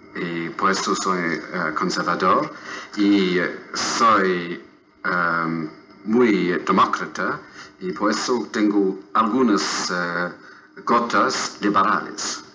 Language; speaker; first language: Spanish; non-native, fluent; English